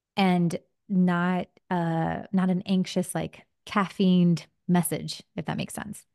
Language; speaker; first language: English; early bilingual, other home language; Spanish